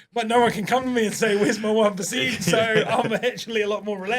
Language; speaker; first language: English; native; English